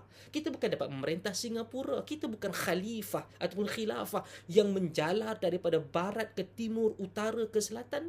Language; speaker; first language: Malay; native; Malay